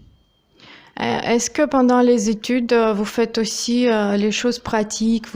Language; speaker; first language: French; non-native, fluent; Russian